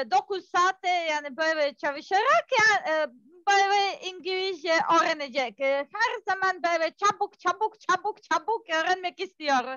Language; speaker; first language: Turkish; non-native, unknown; Serbian